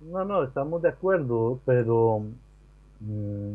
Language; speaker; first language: Spanish; native; Spanish